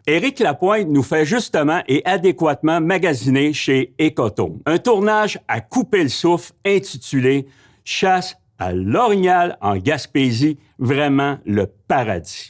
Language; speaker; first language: French; native; French